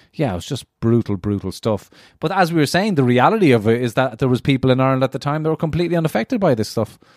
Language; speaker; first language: English; native; English